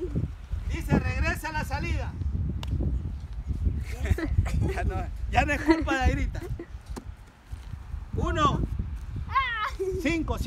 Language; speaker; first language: Spanish; native; Spanish